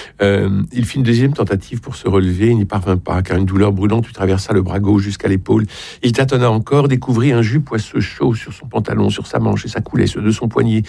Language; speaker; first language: French; native; French